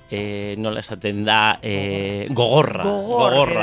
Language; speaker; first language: Basque; non-native, local second language; Spanish